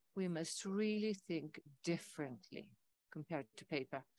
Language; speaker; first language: English; non-native, fluent; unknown